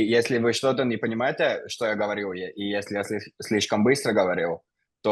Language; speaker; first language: Russian; non-native, fluent; Finnish